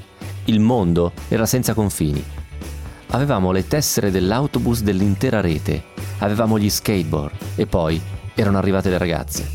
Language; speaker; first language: Italian; native; Italian